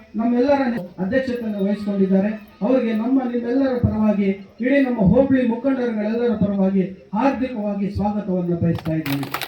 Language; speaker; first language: Kannada; non-native, local second language; Lambadi